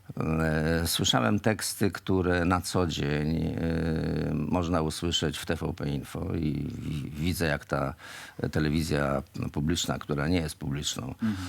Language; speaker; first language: Polish; native; Polish